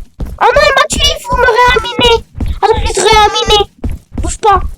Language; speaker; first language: French; native; French